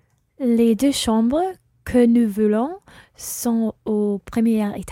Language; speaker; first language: French; non-native, learner; English